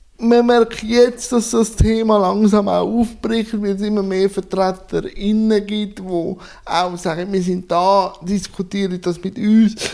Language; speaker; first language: German; native; German